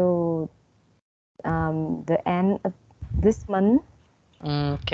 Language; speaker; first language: English; non-native, learner; Vietnamese